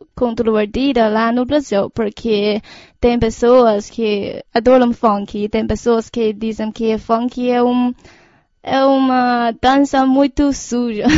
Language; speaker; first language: Portuguese; non-native, fluent; Chinese